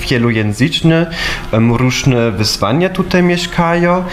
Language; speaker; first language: Polish; non-native, fluent; German